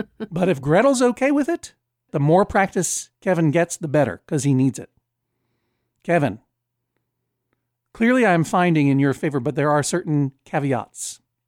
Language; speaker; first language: English; native; English